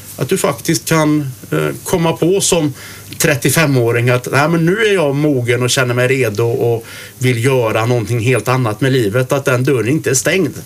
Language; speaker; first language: Swedish; native; Swedish